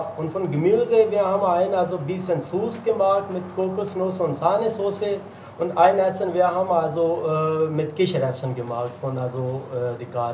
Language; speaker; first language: German; non-native, learner; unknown